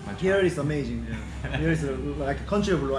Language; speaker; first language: English; non-native, learner; Korean